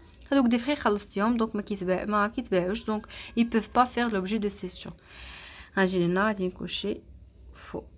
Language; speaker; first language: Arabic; native; Arabic